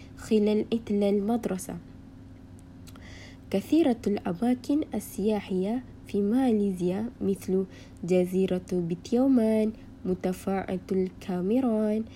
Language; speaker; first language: Arabic; non-native, learner; Malay